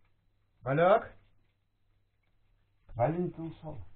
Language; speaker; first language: Russian; native; Russian